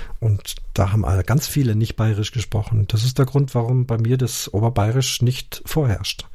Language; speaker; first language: German; native; German